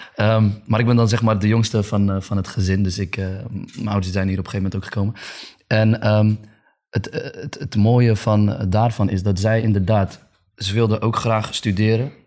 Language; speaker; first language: Dutch; early bilingual, other home language; Arabic